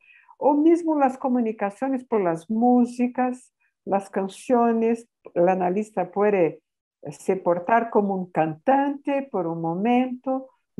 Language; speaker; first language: Spanish; non-native, fluent; Portuguese